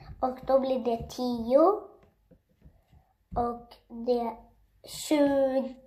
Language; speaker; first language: Swedish; early bilingual, other home language; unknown